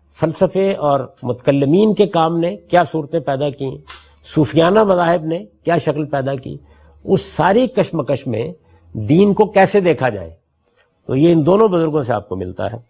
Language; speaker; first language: Urdu; native; Urdu